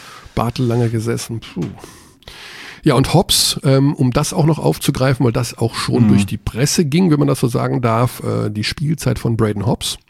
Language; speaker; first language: German; native; German